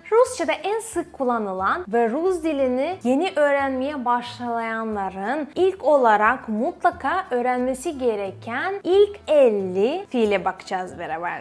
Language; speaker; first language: Turkish; non-native, fluent; Russian